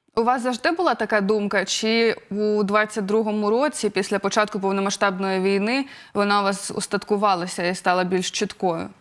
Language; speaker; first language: Ukrainian; native; Ukrainian